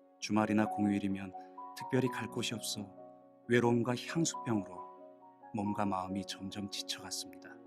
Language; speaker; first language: Korean; non-native, fluent; Nepali